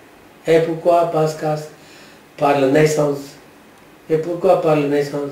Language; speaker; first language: French; non-native, learner; Tamil